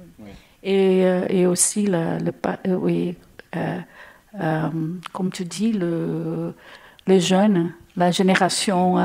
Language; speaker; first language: French; non-native, learner; Portuguese